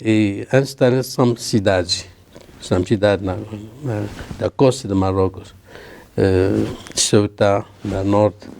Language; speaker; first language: Portuguese; non-native, learner; Arabic